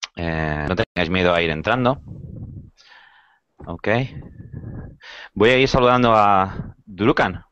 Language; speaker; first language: Spanish; native; Spanish